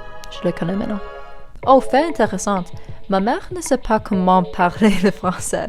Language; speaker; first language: French; non-native, learner; English